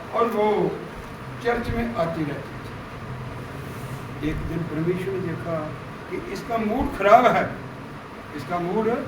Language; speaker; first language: Hindi; non-native, local second language; Punjabi